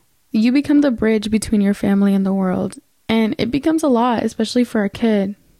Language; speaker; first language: English; early bilingual, other home language; Spanish